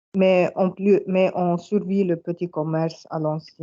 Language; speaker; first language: French; non-native, learner; Arabic